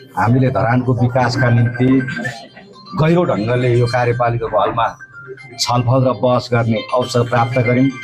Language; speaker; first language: Nepali; native; Nepali